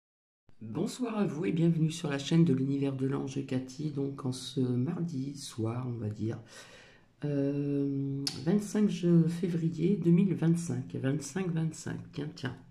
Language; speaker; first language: French; native; French